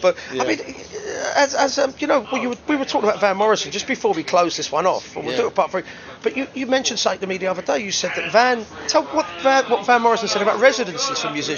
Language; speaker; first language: English; native; English